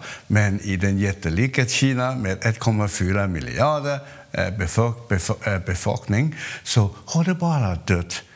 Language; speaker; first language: Swedish; non-native, fluent; Cantonese